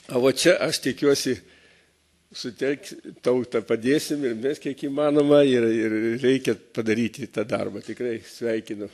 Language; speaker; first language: Lithuanian; native; Lithuanian